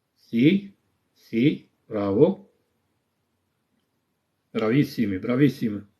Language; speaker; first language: Italian; non-native, fluent; Arabic